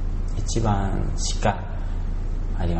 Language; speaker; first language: Japanese; non-native, learner; Korean